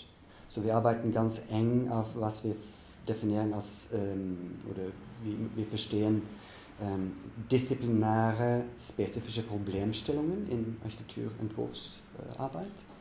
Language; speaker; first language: German; non-native, fluent; Norwegian